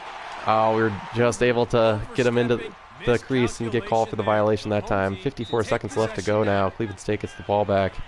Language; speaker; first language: English; native; English